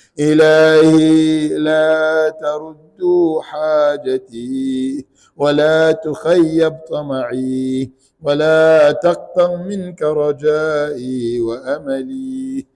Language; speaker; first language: Arabic; non-native, fluent; Ganda